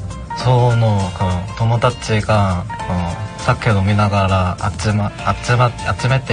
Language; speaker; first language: Japanese; non-native, learner; Korean